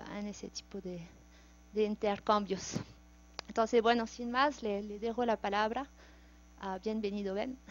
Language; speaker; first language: Spanish; native; Spanish